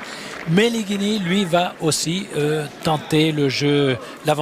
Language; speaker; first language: French; native; French